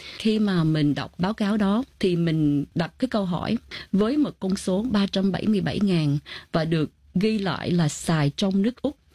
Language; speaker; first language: Vietnamese; early bilingual, heritage; Vietnamese